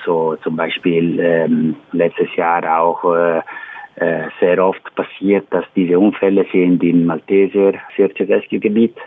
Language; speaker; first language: German; non-native, learner; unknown